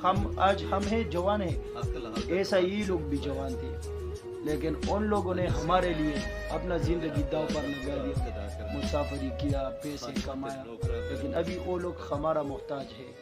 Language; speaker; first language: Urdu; non-native, local second language; Pashto